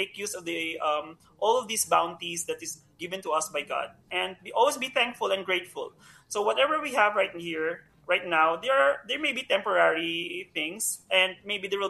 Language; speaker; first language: English; non-native, local second language; Hiligaynon